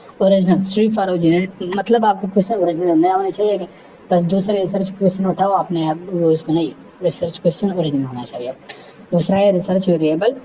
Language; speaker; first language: Urdu; non-native, local second language; Pashto